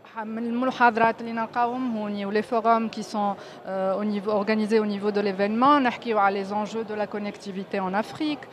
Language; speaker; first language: Arabic; native; Arabic